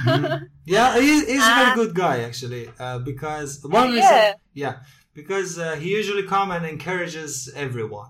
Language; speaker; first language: English; non-native, fluent; Persian